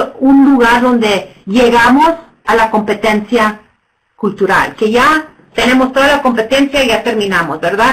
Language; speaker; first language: Spanish; non-native, fluent; English